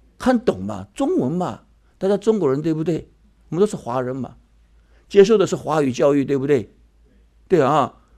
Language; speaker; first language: Chinese; early bilingual, heritage; Chinese